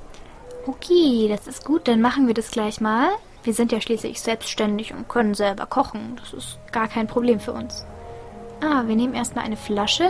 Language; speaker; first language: German; native; German